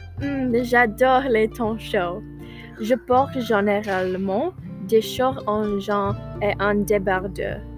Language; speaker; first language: French; non-native, learner; English